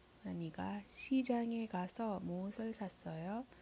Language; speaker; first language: Korean; non-native, fluent; Iloko